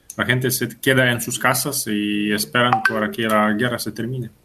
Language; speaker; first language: Spanish; non-native, fluent; Ukrainian